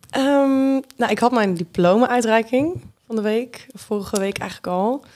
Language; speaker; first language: Dutch; native; Dutch